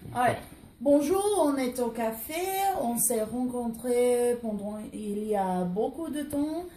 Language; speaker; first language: French; non-native, learner; English